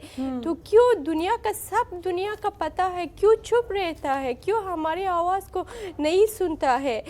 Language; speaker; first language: Hindi; non-native, learner; Persian